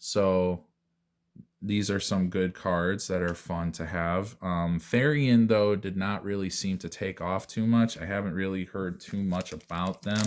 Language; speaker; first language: English; native; English